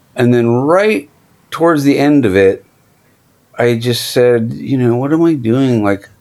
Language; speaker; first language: English; native; English